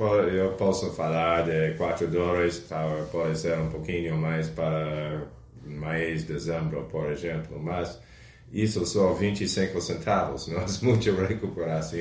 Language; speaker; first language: Portuguese; non-native, fluent; English